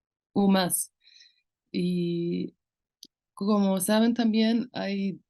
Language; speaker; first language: Spanish; non-native, local second language; Arabic